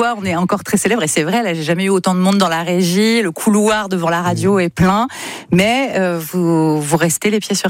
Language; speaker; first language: French; native; French